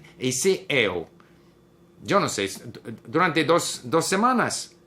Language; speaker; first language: Portuguese; non-native, learner; English